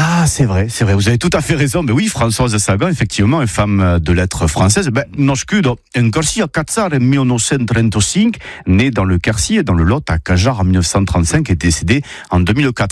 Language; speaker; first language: French; native; French